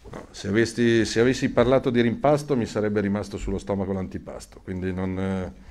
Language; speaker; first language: Italian; native; Italian